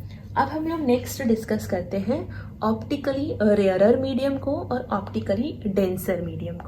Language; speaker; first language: Hindi; native; Hindi